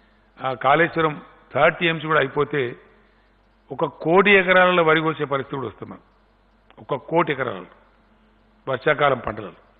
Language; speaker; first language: Telugu; native; Telugu